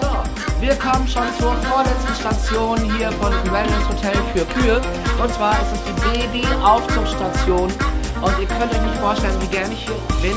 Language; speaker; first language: German; native; German